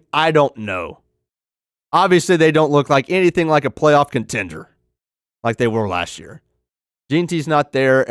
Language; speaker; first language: English; native; English